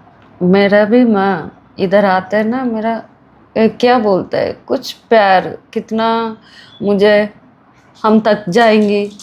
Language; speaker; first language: Hindi; non-native, local second language; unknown